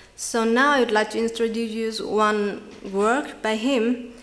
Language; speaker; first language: English; non-native, fluent; Vietnamese